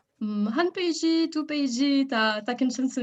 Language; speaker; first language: Korean; non-native, learner; French